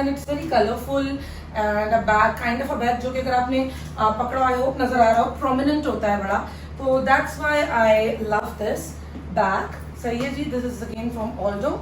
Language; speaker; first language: Urdu; native; Urdu